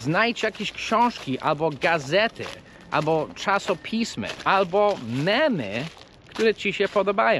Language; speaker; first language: Polish; early bilingual, heritage; Polish